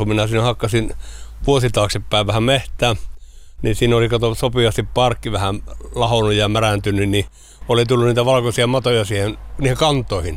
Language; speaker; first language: Finnish; native; Finnish